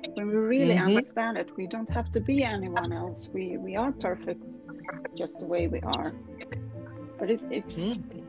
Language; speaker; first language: English; non-native, fluent; Swedish